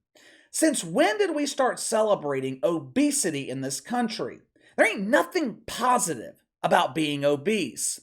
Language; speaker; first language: English; native; English